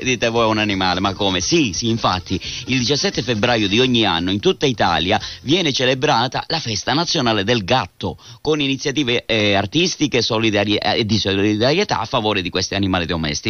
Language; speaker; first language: Italian; early bilingual, heritage; Italian